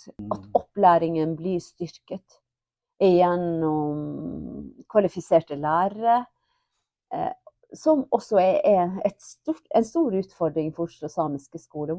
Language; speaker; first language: Norwegian; non-native, local second language; Northern Sami